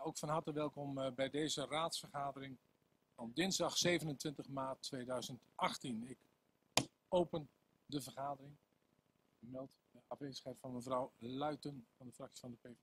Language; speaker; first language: Dutch; native; Dutch